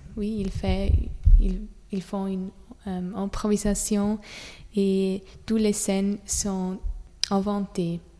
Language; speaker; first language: French; non-native, learner; German